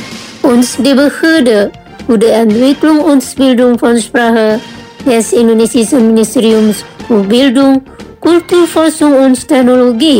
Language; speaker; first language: German; non-native, fluent; Indonesian